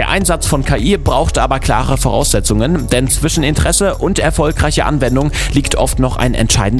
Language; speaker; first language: German; native; German